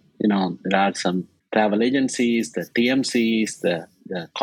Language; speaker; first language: English; non-native, local second language; Telugu